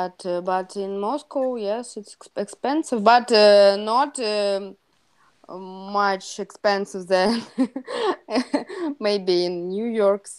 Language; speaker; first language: English; non-native, learner; Russian